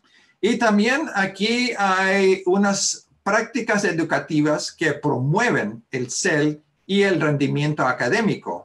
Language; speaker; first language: Spanish; early bilingual, heritage; Spanish